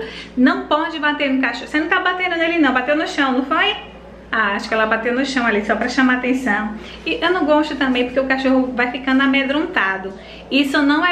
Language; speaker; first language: Portuguese; native; Portuguese